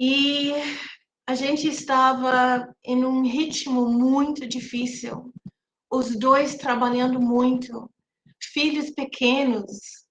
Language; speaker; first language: Portuguese; non-native, fluent; English